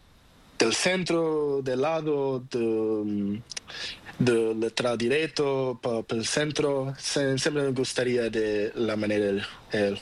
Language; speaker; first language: Spanish; non-native, learner; Portuguese